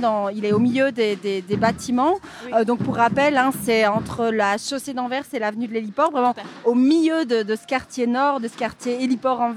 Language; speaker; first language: French; native; French